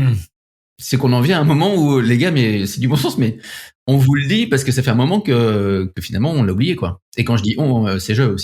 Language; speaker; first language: French; native; French